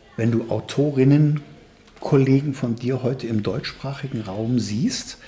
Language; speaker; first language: German; native; German